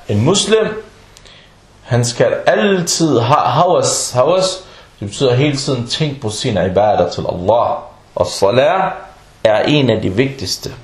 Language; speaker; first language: Danish; non-native, fluent; Arabic